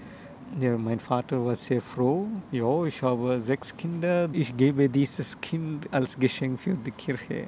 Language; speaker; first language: German; non-native, fluent; Telugu